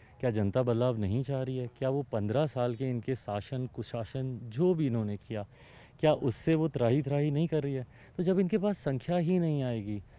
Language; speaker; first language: Hindi; native; Hindi